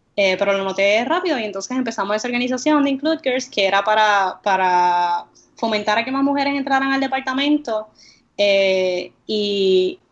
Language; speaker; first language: Spanish; native; Spanish